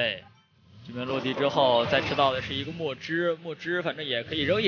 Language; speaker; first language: Chinese; native; Chinese